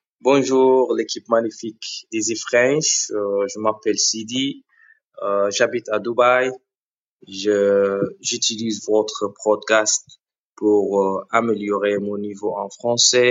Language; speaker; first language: French; non-native, learner; Arabic